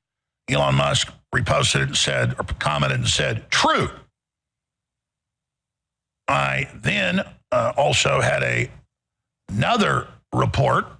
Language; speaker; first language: English; native; English